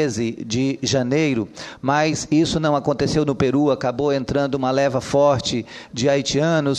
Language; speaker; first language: Portuguese; native; Portuguese